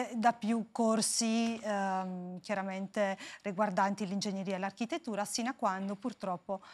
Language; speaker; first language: Italian; native; Italian